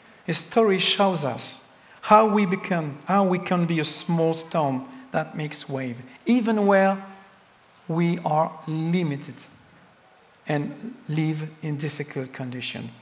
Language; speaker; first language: English; non-native, fluent; French